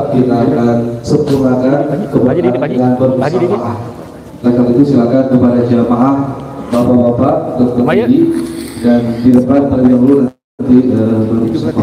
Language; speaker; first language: Indonesian; native; Indonesian